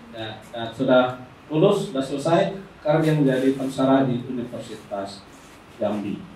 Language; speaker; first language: Indonesian; non-native, local second language; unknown